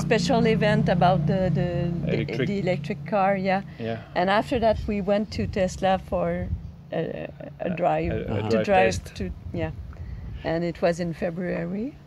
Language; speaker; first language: English; non-native, local second language; French